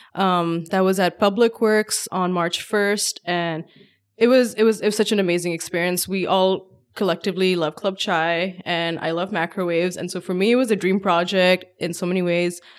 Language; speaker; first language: English; non-native, local second language; Urdu